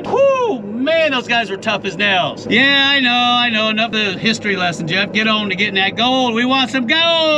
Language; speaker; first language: English; native; English